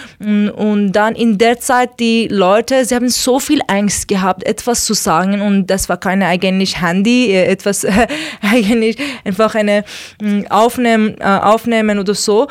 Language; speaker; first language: German; non-native, learner; Persian